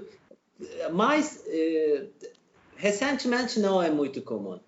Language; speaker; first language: Portuguese; non-native, learner; Turkish